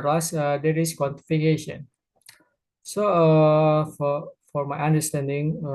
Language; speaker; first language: English; non-native, learner; Indonesian